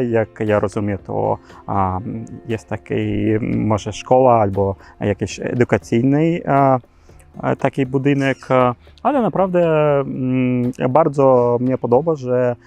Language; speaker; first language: Polish; non-native, learner; Ukrainian